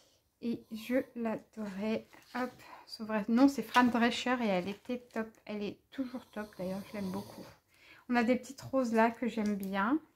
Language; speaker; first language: French; native; French